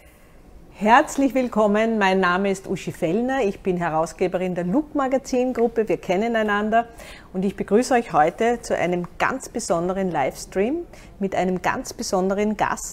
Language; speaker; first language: German; native; German